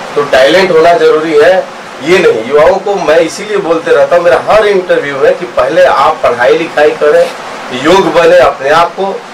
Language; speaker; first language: Hindi; non-native, local second language; Bhojpuri